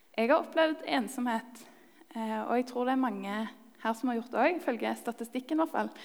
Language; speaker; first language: Norwegian; native; Norwegian